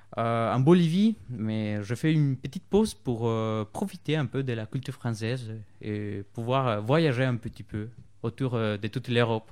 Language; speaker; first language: French; non-native, fluent; Spanish